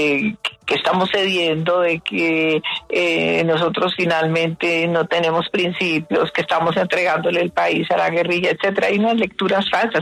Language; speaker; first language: Spanish; native; Spanish